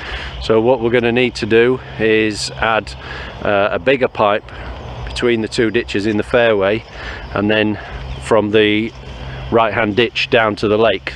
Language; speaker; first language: English; native; English